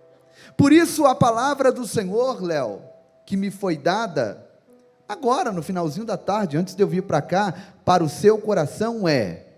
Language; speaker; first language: Portuguese; native; Portuguese